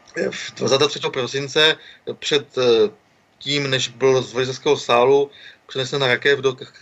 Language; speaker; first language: Czech; native; Czech